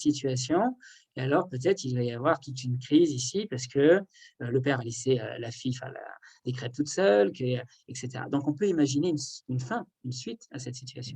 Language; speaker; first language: French; native; French